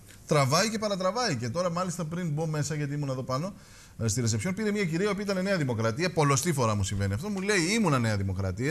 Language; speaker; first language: Greek; native; Greek